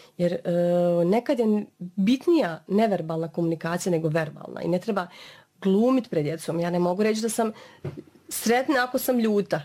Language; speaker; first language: Bosnian; native; Bosnian